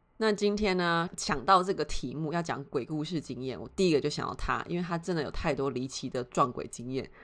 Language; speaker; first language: Chinese; native; Chinese